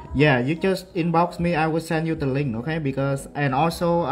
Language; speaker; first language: English; non-native, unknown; Vietnamese